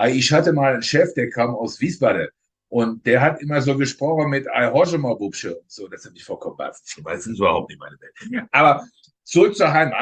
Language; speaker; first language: German; native; German